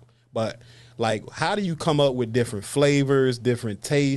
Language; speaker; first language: English; native; English